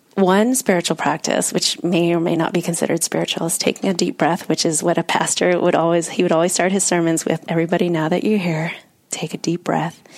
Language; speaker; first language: English; native; English